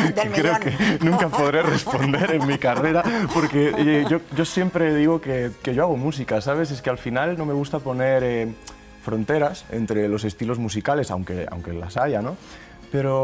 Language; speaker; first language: Spanish; native; Spanish